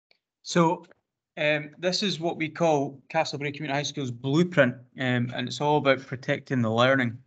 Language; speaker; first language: English; native; English